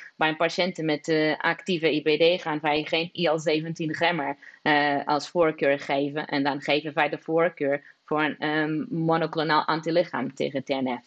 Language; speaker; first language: Dutch; non-native, fluent; Portuguese